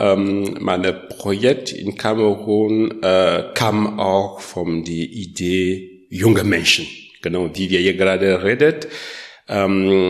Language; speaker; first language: German; non-native, learner; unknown